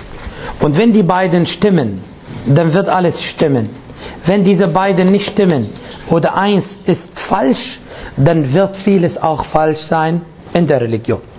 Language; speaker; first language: German; non-native, fluent; Arabic